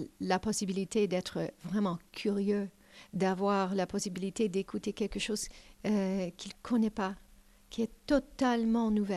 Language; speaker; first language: French; non-native, learner; English